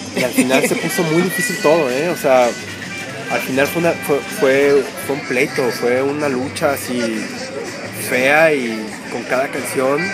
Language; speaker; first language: Spanish; native; Spanish